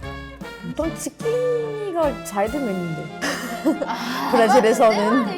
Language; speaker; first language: Korean; non-native, fluent; Portuguese